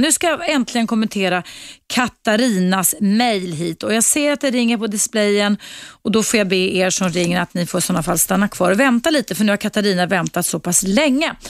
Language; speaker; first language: Swedish; native; Swedish